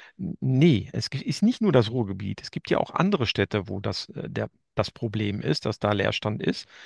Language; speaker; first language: German; native; German